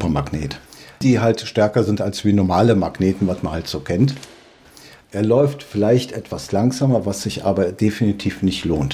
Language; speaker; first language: German; native; German